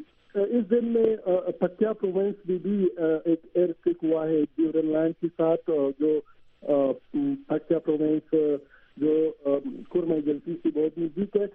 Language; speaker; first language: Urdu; non-native, learner; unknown